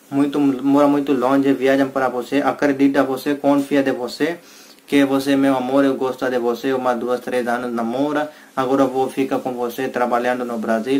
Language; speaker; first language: Portuguese; non-native, learner; Hindi